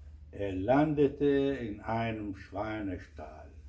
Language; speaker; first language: German; non-native, fluent; Kurdish